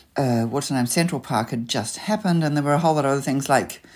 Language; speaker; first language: English; native; English